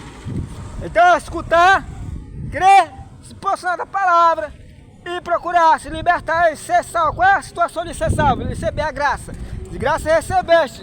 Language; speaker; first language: Portuguese; native; Portuguese